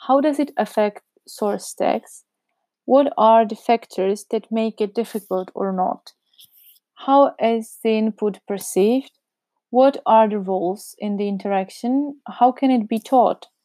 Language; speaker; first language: English; non-native, fluent; Czech